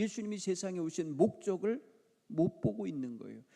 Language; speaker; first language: Korean; native; Korean